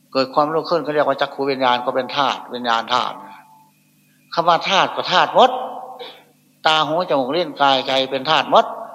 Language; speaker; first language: Thai; non-native, local second language; Northeastern Thai